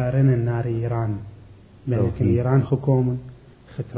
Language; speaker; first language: Dutch; non-native, learner; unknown